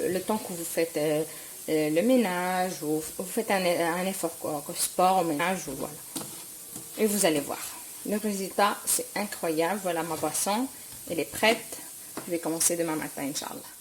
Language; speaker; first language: French; non-native, local second language; Arabic